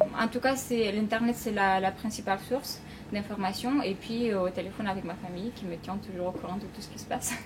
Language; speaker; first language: French; non-native, fluent; Romanian